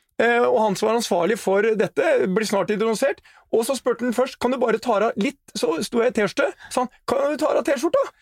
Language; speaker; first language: Norwegian; native; Norwegian